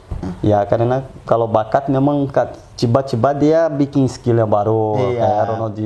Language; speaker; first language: Indonesian; non-native, fluent; Portuguese